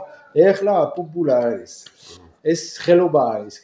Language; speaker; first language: Georgian; non-native, learner; French